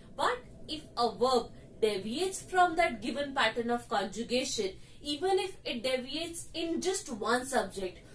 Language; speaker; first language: English; non-native, local second language; Hindi